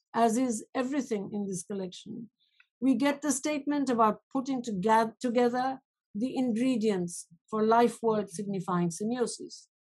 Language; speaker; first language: English; non-native, local second language; Bangla